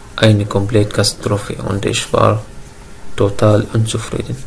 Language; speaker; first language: German; non-native, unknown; Arabic